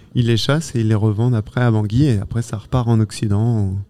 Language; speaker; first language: French; native; French